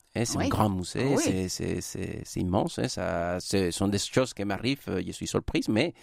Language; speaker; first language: French; non-native, fluent; Spanish